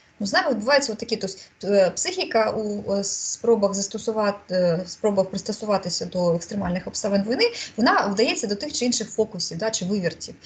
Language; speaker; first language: Ukrainian; non-native, local second language; Russian